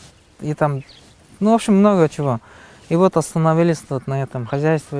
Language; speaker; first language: Russian; non-native, local second language; Kyrgyz